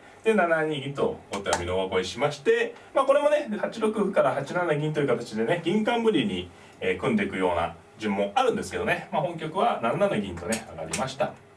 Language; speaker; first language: Japanese; native; Japanese